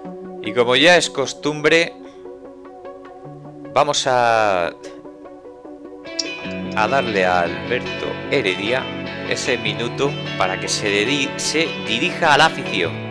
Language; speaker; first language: Spanish; native; Spanish